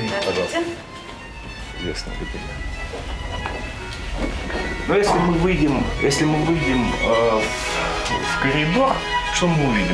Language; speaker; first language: Russian; native; Russian